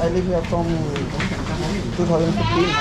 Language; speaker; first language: English; non-native, local second language; Hindi